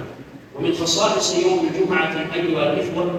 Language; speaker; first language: Arabic; native; Arabic